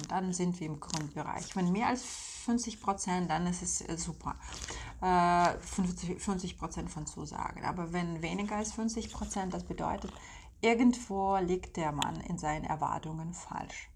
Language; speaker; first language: German; non-native, fluent; Russian